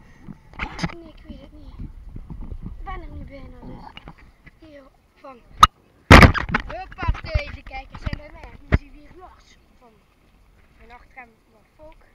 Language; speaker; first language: Dutch; native; Dutch